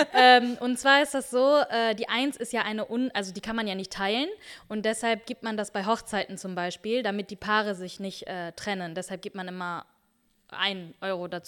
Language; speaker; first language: German; native; German